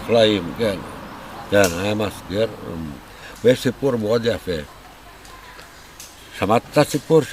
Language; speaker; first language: Hebrew; non-native, fluent; Romanian